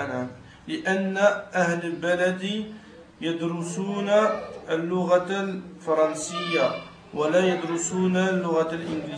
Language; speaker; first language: Arabic; non-native, learner; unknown